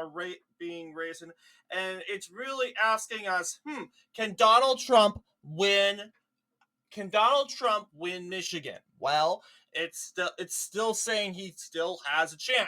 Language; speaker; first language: English; native; English